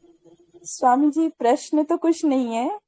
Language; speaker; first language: Hindi; native; Hindi